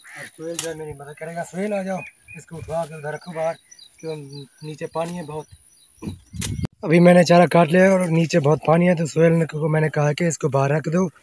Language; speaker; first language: Urdu; non-native, local second language; Punjabi